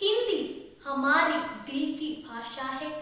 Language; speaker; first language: Hindi; non-native, local second language; Malayalam